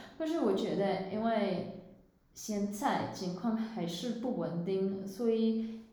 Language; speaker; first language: Chinese; non-native, fluent; Swiss German